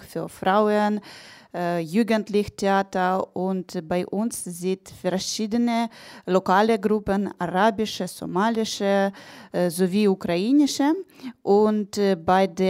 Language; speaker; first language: German; non-native, learner; Ukrainian